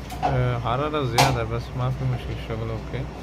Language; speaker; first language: Arabic; non-native, learner; Bangla